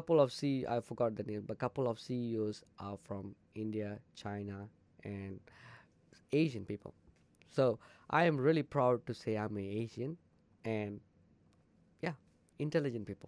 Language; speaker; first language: English; non-native, local second language; Tamil